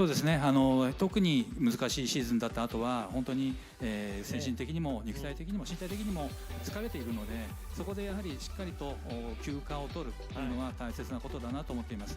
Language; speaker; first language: Japanese; native; Japanese